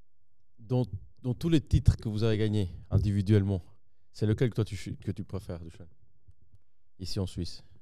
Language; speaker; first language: French; native; French